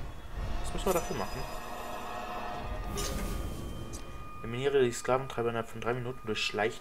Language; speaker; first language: German; native; German